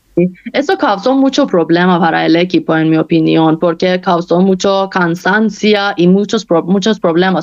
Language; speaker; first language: Spanish; non-native, fluent; Persian